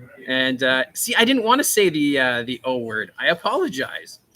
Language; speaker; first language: English; native; English